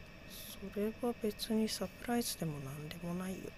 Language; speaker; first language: Japanese; native; Japanese